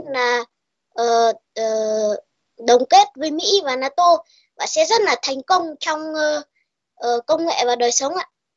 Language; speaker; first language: Vietnamese; early bilingual, heritage; Vietnamese